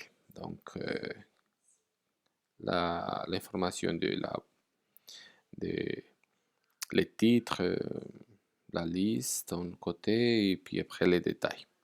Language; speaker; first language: French; non-native, fluent; Spanish